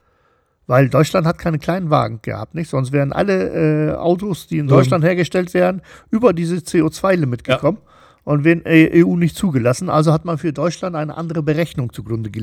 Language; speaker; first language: German; native; German